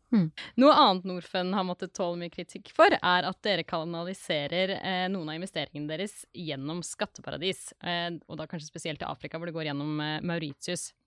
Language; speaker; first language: Norwegian; native; Norwegian